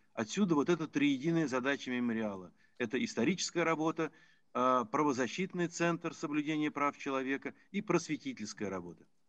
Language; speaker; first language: Russian; native; Russian